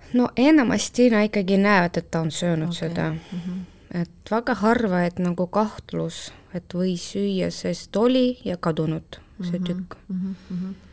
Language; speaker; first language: Estonian; non-native, local second language; Russian